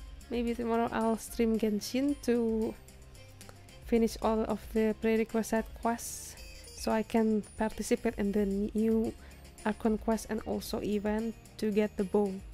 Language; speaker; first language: English; non-native, fluent; Indonesian